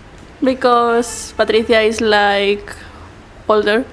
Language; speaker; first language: English; non-native, learner; Spanish